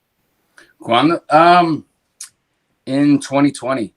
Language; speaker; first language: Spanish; early bilingual, heritage; English